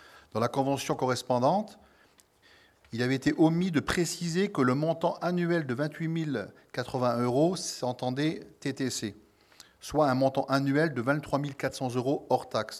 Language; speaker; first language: French; native; French